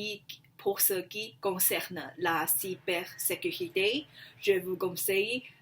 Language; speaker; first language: French; non-native, learner; Chinese